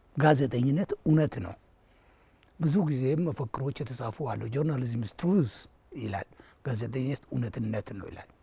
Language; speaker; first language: Amharic; non-native, local second language; Wolaytta